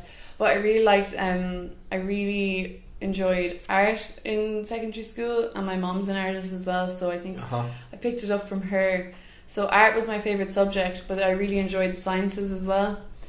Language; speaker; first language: English; native; English